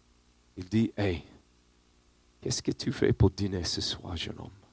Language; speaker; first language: French; non-native, learner; English